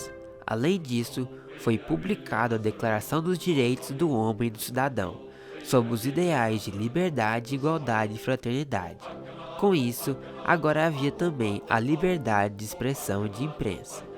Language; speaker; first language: Portuguese; native; Portuguese